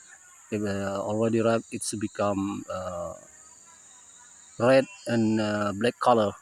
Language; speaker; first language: English; non-native, learner; Indonesian